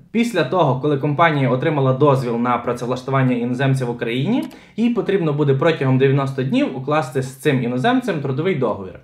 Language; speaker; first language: Ukrainian; native; Ukrainian